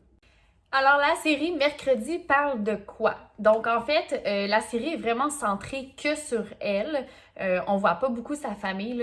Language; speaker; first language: French; native; French